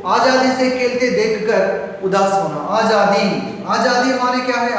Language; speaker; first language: Hindi; non-native, local second language; Telugu